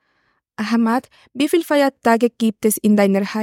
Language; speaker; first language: German; non-native, learner; Spanish